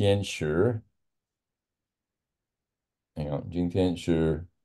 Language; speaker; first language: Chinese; non-native, learner; English